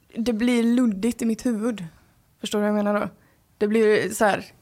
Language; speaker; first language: Swedish; native; Swedish